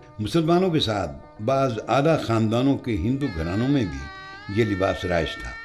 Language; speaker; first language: Urdu; native; Urdu